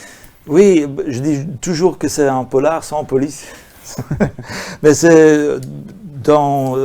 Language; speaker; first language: French; non-native, local second language; Dutch